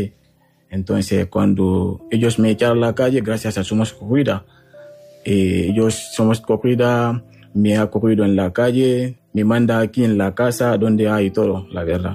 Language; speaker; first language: Spanish; non-native, learner; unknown